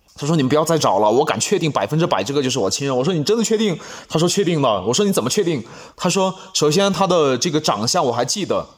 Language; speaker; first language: Chinese; non-native, local second language; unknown